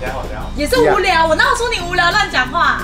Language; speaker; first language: Chinese; native; Chinese